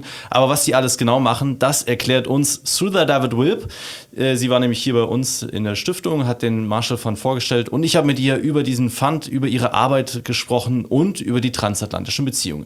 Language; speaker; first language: German; native; German